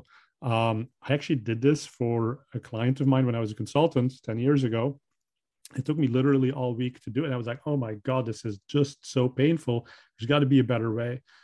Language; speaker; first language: English; non-native, fluent; Dutch